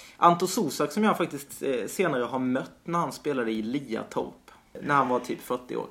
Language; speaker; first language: Swedish; native; Swedish